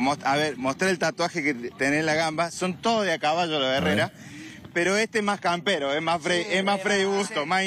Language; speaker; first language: Spanish; native; Spanish